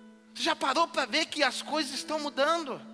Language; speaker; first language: Portuguese; native; Portuguese